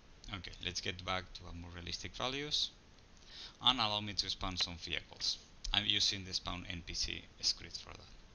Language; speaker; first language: English; non-native, fluent; Spanish